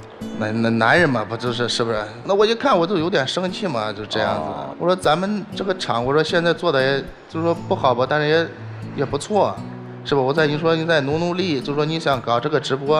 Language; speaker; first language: Chinese; native; Chinese